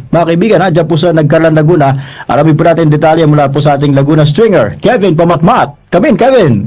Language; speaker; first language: Filipino; native; Filipino